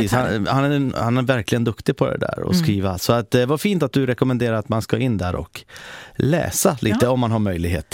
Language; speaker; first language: Swedish; native; Swedish